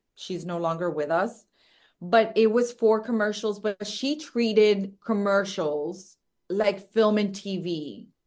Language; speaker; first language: English; early bilingual, other home language; Spanish